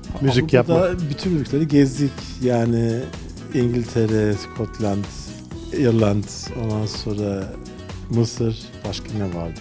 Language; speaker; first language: Turkish; early bilingual, heritage; Turkish